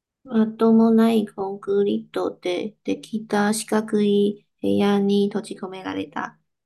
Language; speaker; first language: Japanese; non-native, learner; Chinese